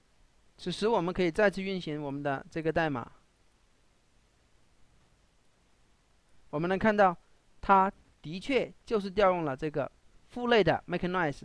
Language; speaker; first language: Chinese; native; Chinese